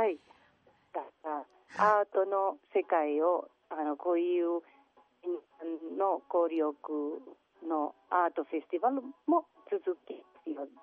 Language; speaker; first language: Japanese; non-native, learner; Catalan